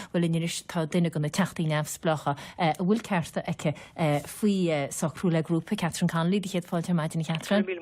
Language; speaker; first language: Irish; native; Irish